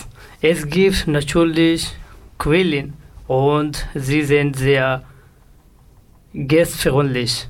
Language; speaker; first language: German; non-native, learner; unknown